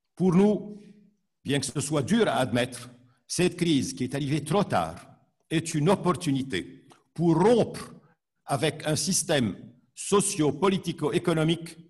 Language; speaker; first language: French; non-native, local second language; Arabic